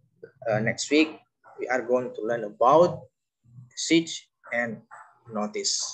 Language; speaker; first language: English; non-native, learner; Indonesian